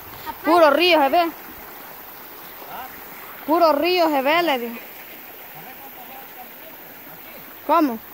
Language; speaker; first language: Spanish; native; Spanish